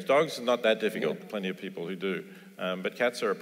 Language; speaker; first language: English; native; English